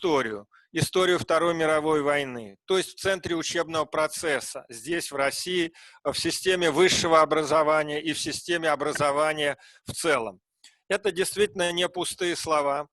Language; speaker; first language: Russian; native; Russian